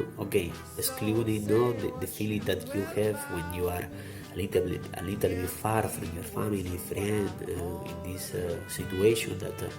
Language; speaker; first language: English; non-native, learner; Spanish